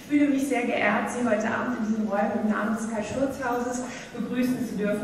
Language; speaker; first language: German; native; German